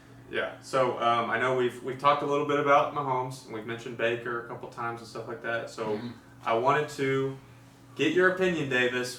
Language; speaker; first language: English; native; English